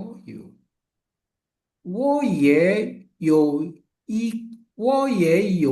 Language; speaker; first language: Chinese; non-native, learner; Indonesian